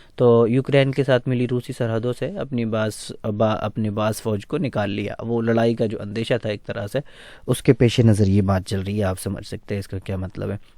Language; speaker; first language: Urdu; native; Urdu